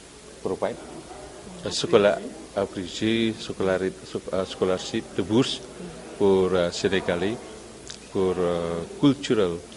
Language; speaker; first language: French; non-native, learner; Indonesian